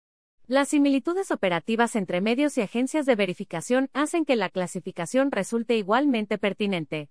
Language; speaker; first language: Spanish; native; Spanish